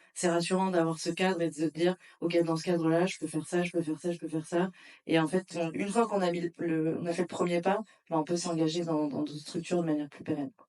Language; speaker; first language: French; native; French